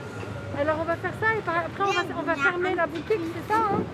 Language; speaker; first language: French; native; French